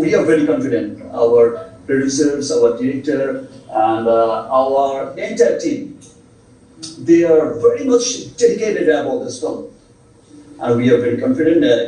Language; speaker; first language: English; non-native, local second language; Bangla